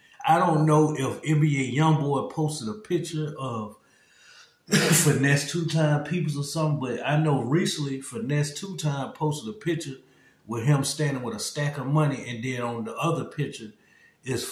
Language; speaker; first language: English; native; English